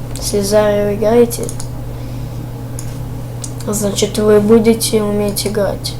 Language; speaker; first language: Russian; early bilingual, heritage; Russian